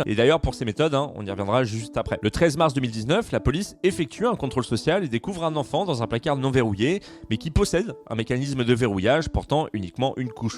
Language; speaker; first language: French; native; French